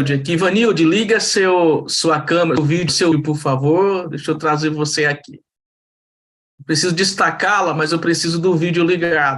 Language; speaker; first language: Portuguese; native; Portuguese